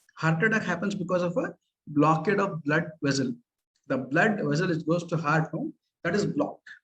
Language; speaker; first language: English; non-native, local second language; Kannada